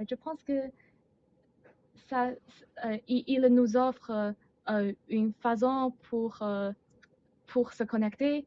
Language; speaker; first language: French; non-native, learner; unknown